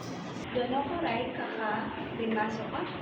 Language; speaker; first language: Japanese; non-native, learner; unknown